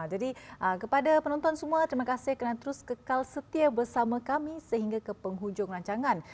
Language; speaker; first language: Malay; native; Malay